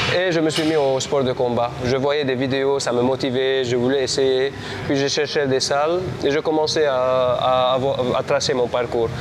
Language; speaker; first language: French; non-native, local second language; Armenian